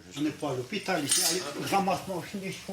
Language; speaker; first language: French; native; French